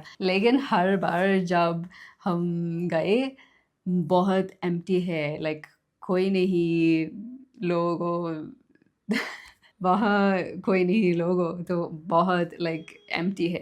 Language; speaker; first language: Hindi; non-native, learner; English